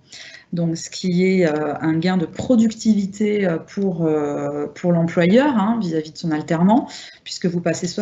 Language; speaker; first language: French; native; French